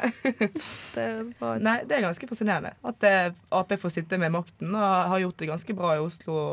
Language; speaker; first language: Norwegian; native; Norwegian